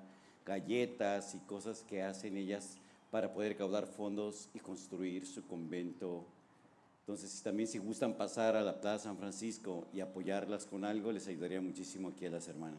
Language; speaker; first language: Spanish; native; Spanish